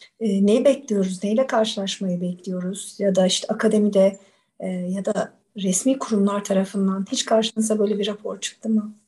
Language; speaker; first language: Turkish; native; Turkish